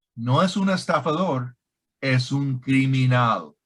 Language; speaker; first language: Spanish; non-native, learner; English